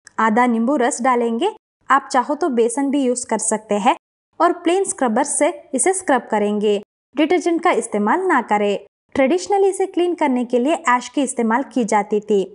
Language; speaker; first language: Hindi; non-native, local second language; Kannada